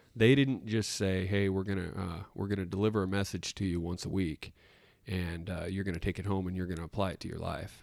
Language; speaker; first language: English; native; English